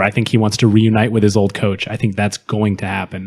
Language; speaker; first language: English; native; English